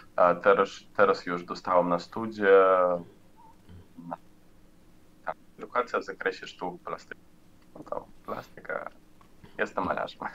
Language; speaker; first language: Polish; non-native, learner; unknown